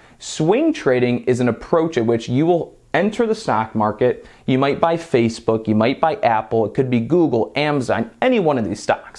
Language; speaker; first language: English; native; English